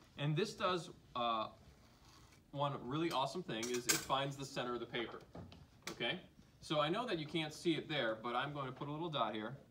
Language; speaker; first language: English; native; English